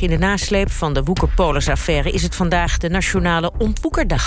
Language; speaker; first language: Dutch; native; Dutch